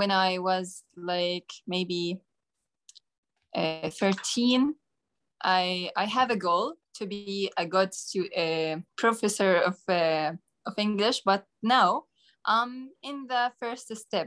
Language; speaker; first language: English; non-native, learner; Arabic